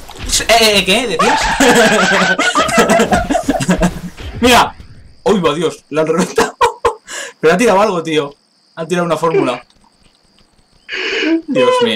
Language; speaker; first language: Spanish; native; Spanish